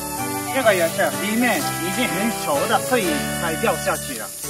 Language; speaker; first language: Chinese; non-native, fluent; Japanese